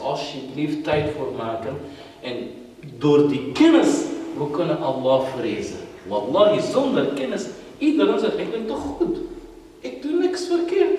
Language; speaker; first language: Dutch; non-native, fluent; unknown